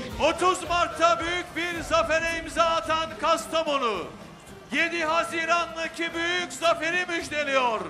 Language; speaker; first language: Turkish; native; Turkish